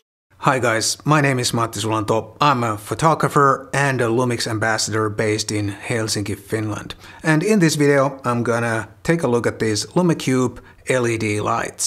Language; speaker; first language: English; non-native, fluent; Finnish